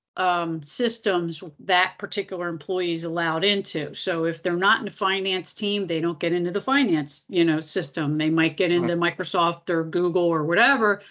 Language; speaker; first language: English; native; English